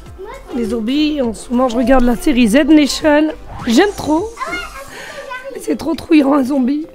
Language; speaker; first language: French; native; French